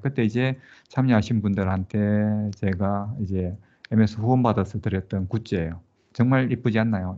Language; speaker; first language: Korean; native; Korean